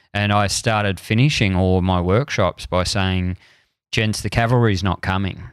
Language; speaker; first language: English; native; English